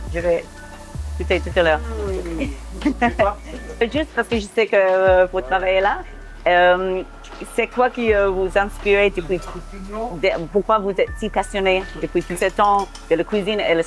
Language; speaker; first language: French; non-native, fluent; English